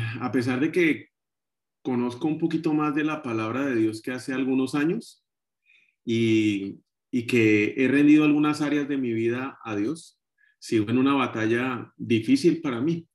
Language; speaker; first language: Spanish; native; Spanish